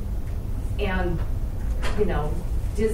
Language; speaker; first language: English; native; English